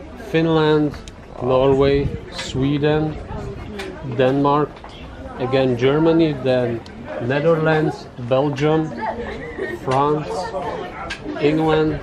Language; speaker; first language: English; non-native, fluent; German